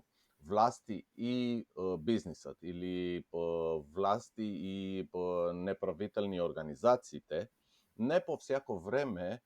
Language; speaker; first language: Bulgarian; non-native, fluent; Romanian